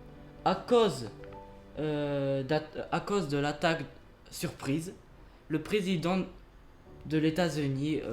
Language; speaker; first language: French; early bilingual, other home language; Japanese